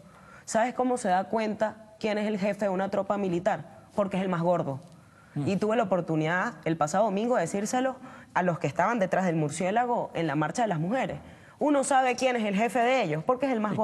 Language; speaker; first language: Spanish; native; Spanish